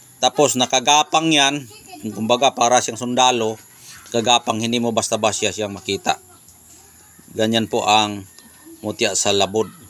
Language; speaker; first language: Filipino; non-native, local second language; Cebuano